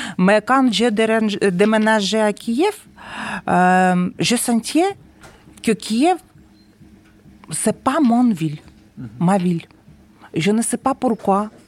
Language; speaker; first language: French; non-native, learner; Ukrainian